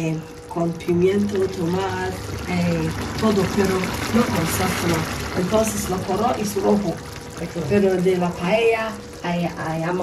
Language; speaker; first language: Spanish; non-native, learner; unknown